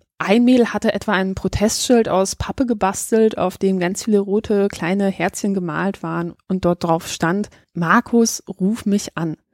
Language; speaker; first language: German; early bilingual, other home language; Polish